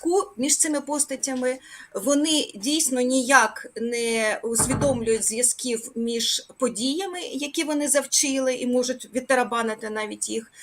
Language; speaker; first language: Ukrainian; native; Ukrainian